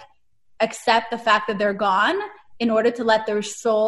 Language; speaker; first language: English; non-native, fluent; Hebrew